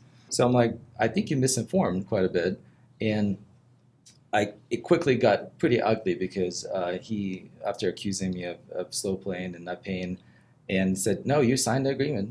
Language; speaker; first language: English; non-native, fluent; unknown